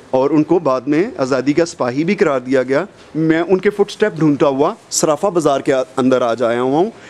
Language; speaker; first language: Urdu; non-native, local second language; Punjabi